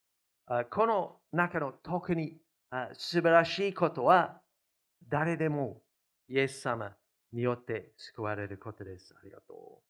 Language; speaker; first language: Japanese; non-native, fluent; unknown